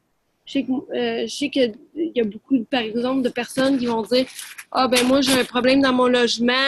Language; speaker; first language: French; native; French